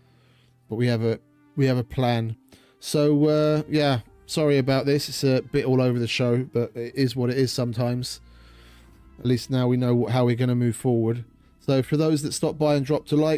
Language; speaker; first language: English; native; English